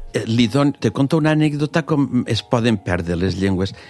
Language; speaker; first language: Catalan; native; Catalan